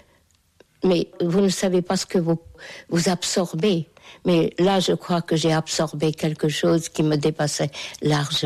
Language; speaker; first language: French; non-native, fluent; Hungarian